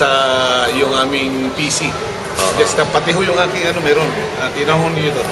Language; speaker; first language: Filipino; native; Filipino